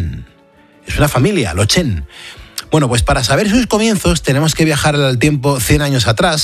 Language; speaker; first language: Spanish; native; Spanish